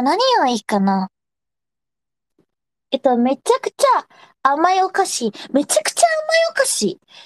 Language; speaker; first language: Japanese; non-native, learner; Indonesian